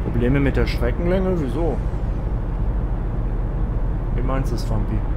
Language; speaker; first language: German; native; German